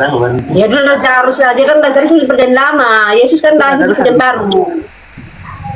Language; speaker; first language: Indonesian; native; Indonesian